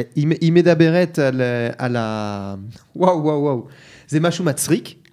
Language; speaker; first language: French; native; French